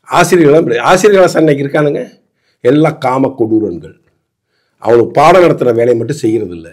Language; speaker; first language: Tamil; native; Tamil